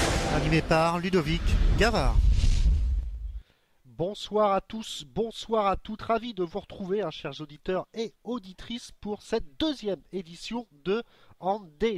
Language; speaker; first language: French; native; French